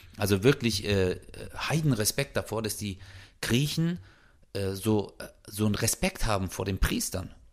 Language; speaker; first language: German; early bilingual, other home language; Turkish